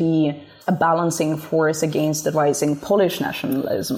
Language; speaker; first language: English; non-native, fluent; Russian